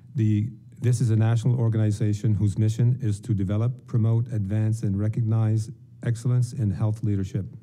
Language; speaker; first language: English; non-native, local second language; French